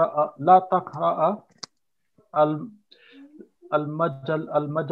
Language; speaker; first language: Arabic; non-native, learner; French